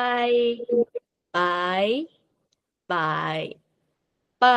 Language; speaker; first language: Chinese; non-native, learner; Vietnamese